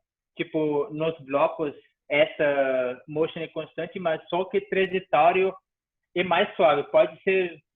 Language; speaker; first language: Portuguese; non-native, fluent; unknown